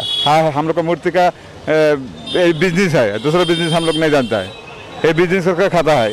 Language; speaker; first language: Hindi; non-native, local second language; Bangla